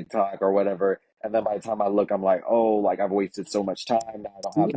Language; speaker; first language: English; native; English